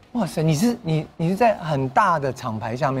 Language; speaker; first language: Chinese; native; Chinese